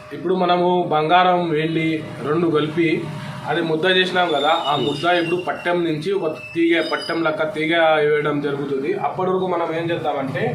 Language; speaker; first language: Telugu; non-native, fluent; Marathi